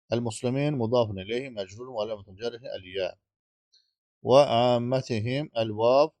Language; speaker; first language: Arabic; non-native, fluent; Azerbaijani